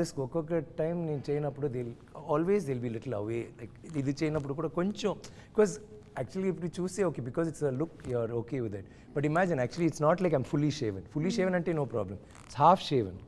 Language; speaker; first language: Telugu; non-native, learner; Tamil